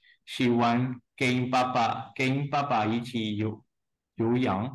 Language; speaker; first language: Chinese; non-native, learner; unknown